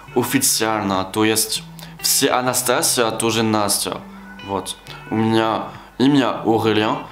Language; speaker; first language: Russian; non-native, fluent; French